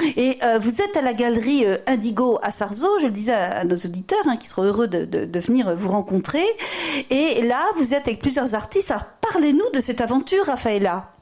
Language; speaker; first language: French; native; French